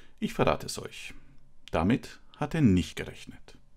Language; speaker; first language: German; non-native, fluent; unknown